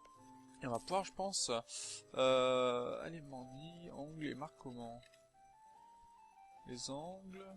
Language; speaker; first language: French; native; French